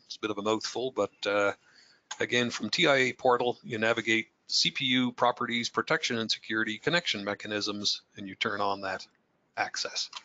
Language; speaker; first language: English; native; English